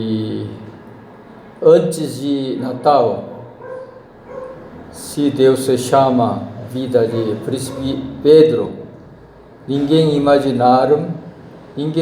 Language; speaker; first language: Portuguese; non-native, learner; Korean